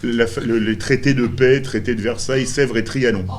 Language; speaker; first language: French; native; French